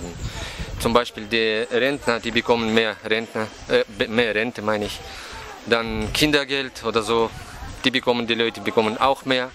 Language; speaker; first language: German; non-native, fluent; Russian